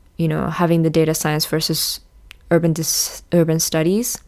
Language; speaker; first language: English; early bilingual, other home language; Japanese